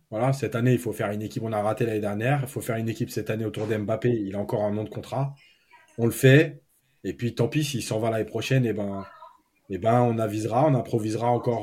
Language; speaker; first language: French; native; French